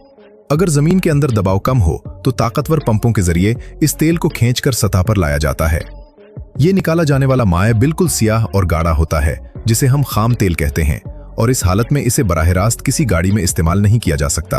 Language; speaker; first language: Urdu; native; Urdu